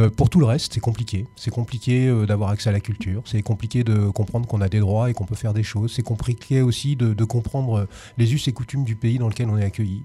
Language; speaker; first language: French; native; French